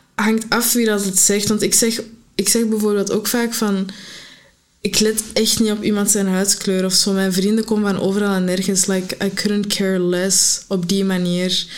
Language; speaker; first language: Dutch; early bilingual, other home language; Arabic